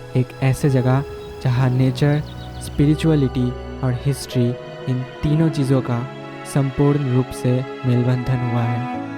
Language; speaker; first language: Hindi; non-native, local second language; Bangla